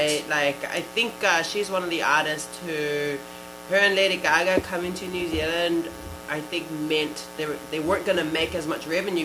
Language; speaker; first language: English; native; English